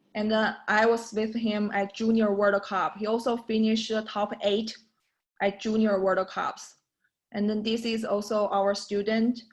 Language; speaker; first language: English; non-native, learner; Chinese